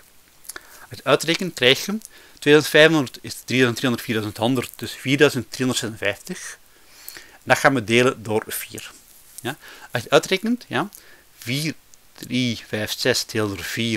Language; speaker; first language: Dutch; native; Dutch